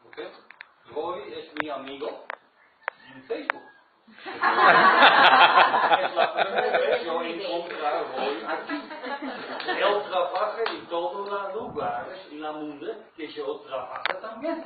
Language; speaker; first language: Spanish; non-native, learner; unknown